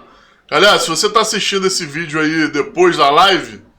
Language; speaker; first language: Portuguese; native; Portuguese